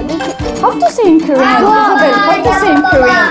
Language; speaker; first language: English; non-native, fluent; Russian